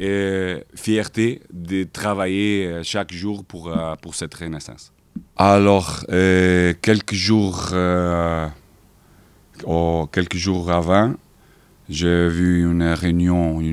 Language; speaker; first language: French; non-native, fluent; Portuguese